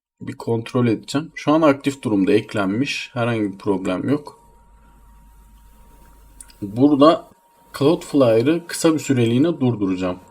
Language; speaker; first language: Turkish; native; Turkish